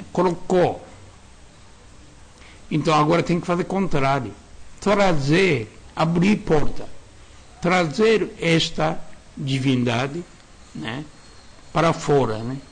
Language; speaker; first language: Portuguese; non-native, learner; Japanese